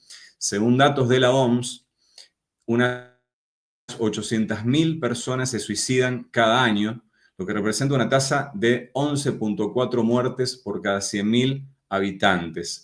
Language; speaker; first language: Spanish; native; Spanish